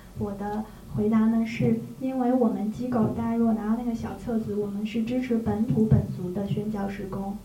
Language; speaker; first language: Chinese; native; Chinese